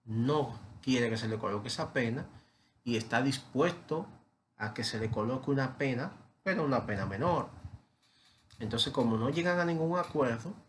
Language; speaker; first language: Spanish; native; Spanish